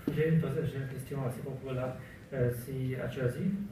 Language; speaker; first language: French; non-native, learner; German